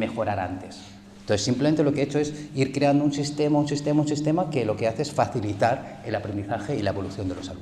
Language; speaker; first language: Spanish; early bilingual, other home language; Korean